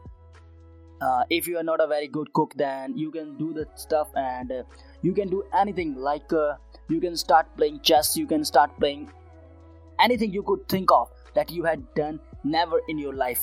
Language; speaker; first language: English; non-native, local second language; Hindi